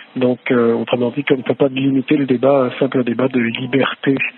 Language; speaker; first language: French; native; French